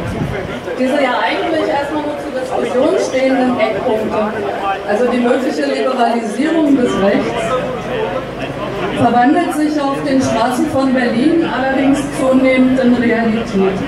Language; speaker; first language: German; native; German